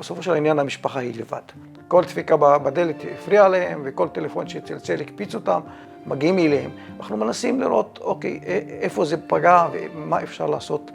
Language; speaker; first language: Hebrew; non-native, local second language; Arabic